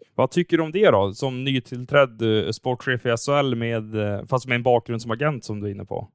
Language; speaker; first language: Swedish; native; Swedish